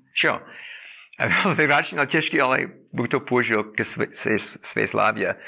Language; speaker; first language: Czech; non-native, fluent; English